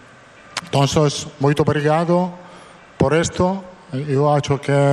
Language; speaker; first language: Portuguese; non-native, fluent; Italian